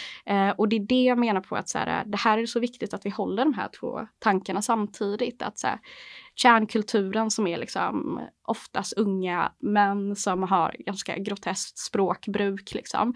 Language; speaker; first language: Swedish; native; Swedish